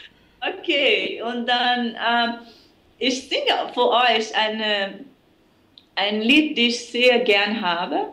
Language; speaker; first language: German; non-native, fluent; Portuguese